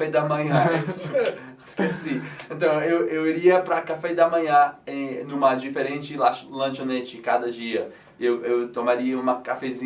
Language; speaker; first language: Portuguese; non-native, fluent; English